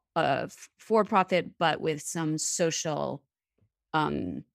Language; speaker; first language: English; native; English